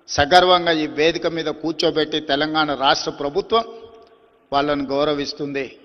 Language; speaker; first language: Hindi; non-native, local second language; Telugu